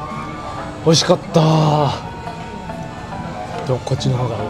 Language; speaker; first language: Japanese; non-native, fluent; Chinese